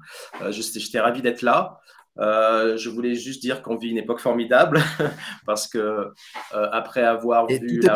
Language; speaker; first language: French; native; French